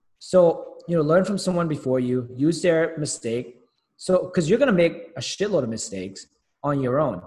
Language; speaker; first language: English; early bilingual, other home language; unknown